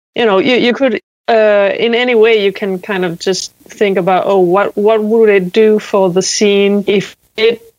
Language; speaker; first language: English; non-native, fluent; Danish